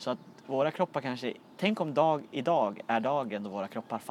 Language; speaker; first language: Swedish; native; Swedish